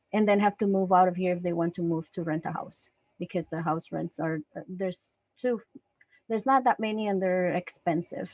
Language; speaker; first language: English; non-native, fluent; Spanish